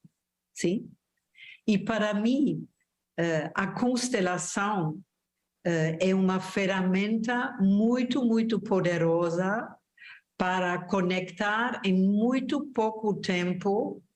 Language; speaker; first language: Portuguese; non-native, fluent; German